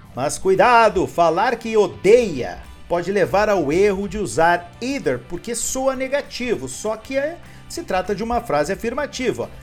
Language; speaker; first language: Portuguese; native; Portuguese